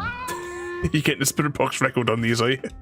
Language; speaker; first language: English; native; English